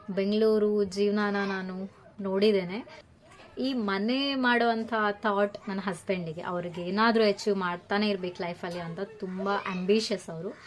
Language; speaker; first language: Kannada; native; Kannada